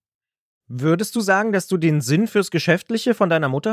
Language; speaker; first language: German; native; German